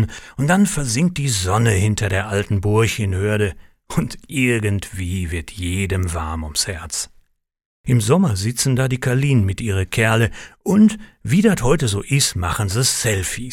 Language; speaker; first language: German; native; German